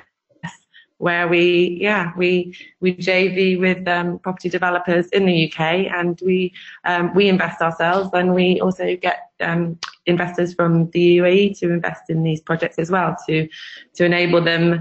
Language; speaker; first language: English; native; English